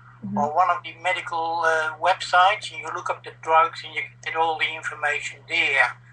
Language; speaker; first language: English; non-native, fluent; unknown